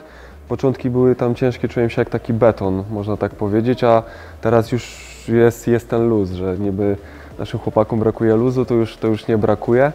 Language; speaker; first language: Polish; native; Polish